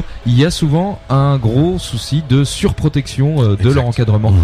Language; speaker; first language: French; native; French